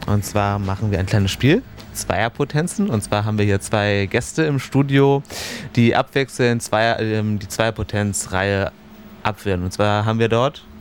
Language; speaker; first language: German; native; German